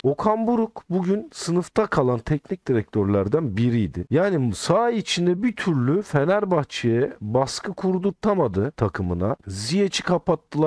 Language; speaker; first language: Turkish; native; Turkish